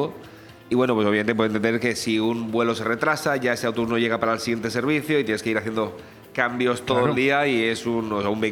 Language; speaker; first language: Spanish; native; Spanish